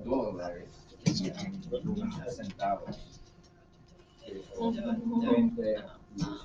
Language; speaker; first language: Spanish; non-native, fluent; English